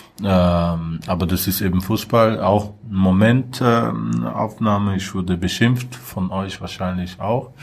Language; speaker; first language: German; non-native, fluent; Portuguese